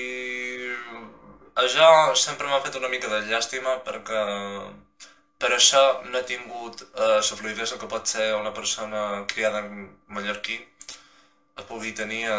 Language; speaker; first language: Catalan; non-native, local second language; Spanish